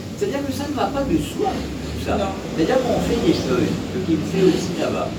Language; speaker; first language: French; non-native, local second language; Morisyen